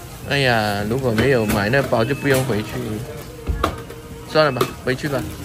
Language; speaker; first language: Chinese; non-native, local second language; Cantonese